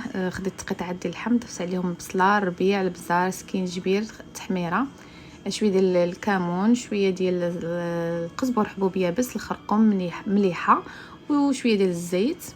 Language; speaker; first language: Arabic; native; Arabic